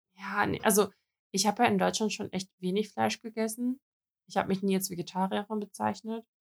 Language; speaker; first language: German; early bilingual, other home language; Russian